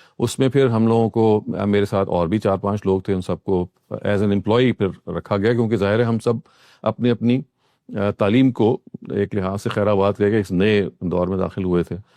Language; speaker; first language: Urdu; native; Urdu